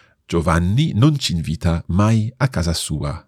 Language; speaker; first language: Italian; non-native, fluent; English